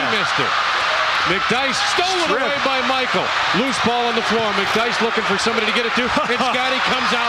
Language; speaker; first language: English; native; English